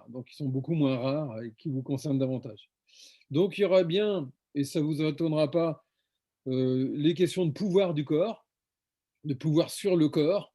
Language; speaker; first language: French; native; French